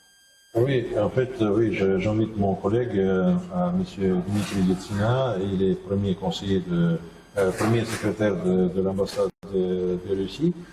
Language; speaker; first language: French; non-native, fluent; Russian